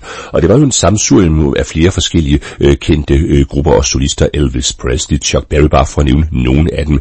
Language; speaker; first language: Danish; native; Danish